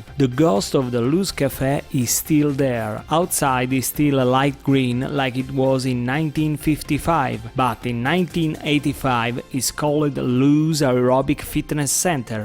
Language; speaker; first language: English; non-native, fluent; Italian